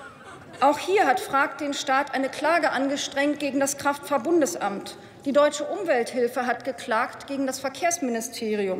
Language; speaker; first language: German; native; German